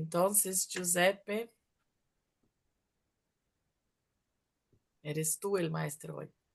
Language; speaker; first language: Spanish; non-native, fluent; Portuguese